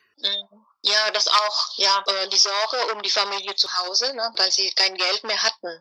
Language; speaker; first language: German; non-native, fluent; Vietnamese